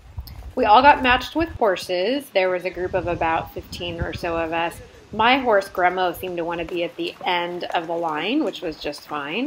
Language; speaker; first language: English; native; English